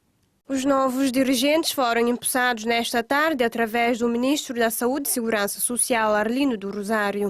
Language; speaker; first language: Portuguese; non-native, local second language; Kabuverdianu